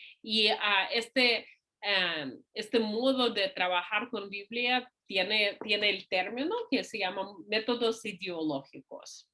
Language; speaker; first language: Spanish; non-native, fluent; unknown